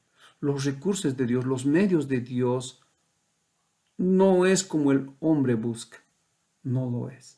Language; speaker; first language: Spanish; native; Spanish